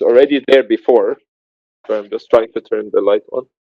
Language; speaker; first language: English; non-native, fluent; Arabic